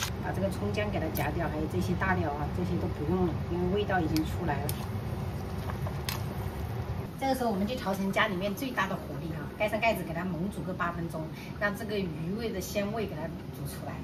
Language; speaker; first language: Chinese; native; Chinese